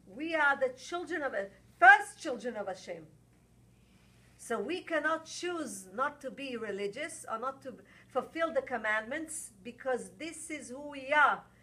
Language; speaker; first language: English; non-native, fluent; Hebrew